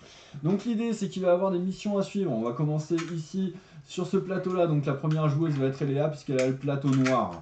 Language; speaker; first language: French; native; French